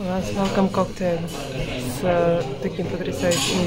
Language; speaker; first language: Russian; native; Russian